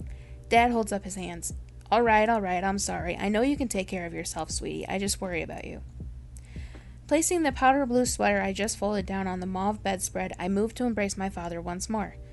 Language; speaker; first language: English; native; English